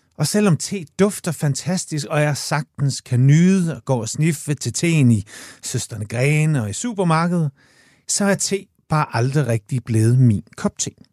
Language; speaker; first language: Danish; native; Danish